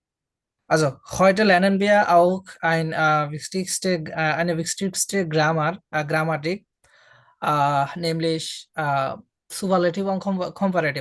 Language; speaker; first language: German; non-native, fluent; Bangla